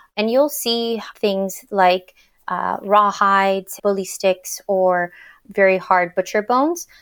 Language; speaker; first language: English; native; English